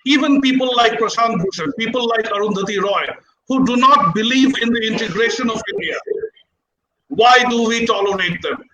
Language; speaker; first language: English; non-native, local second language; Hindi